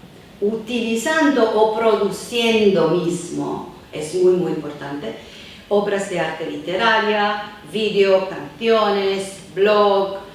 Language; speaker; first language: Spanish; non-native, fluent; Italian